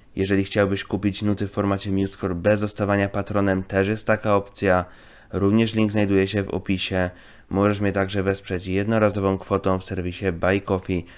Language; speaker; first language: Polish; native; Polish